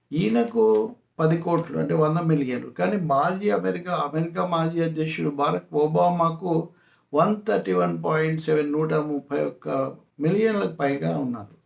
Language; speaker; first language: Telugu; native; Telugu